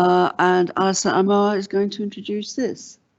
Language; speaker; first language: English; native; English